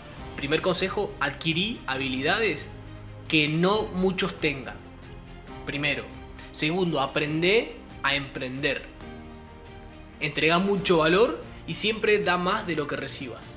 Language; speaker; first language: Spanish; native; Spanish